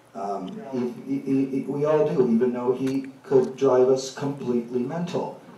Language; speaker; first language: English; native; English